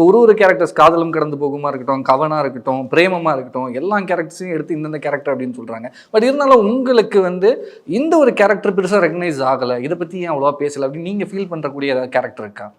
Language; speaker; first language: Tamil; native; Tamil